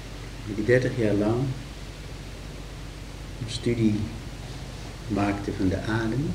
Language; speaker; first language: Dutch; native; Dutch